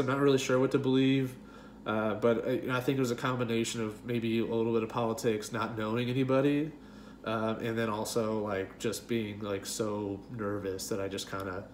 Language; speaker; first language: English; native; English